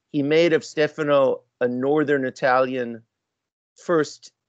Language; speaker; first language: English; native; English